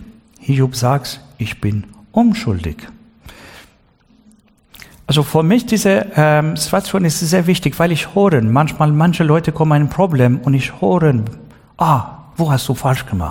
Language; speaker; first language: German; non-native, learner; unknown